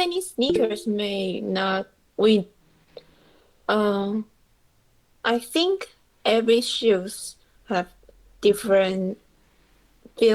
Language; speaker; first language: English; non-native, learner; Chinese